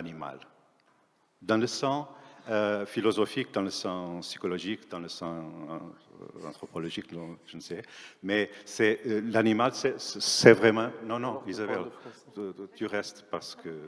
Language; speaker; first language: French; non-native, fluent; Portuguese